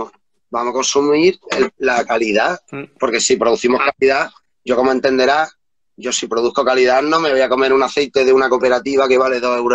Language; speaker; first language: Spanish; native; Spanish